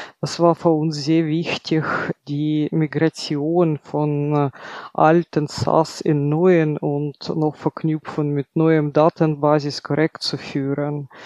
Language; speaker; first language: German; non-native, fluent; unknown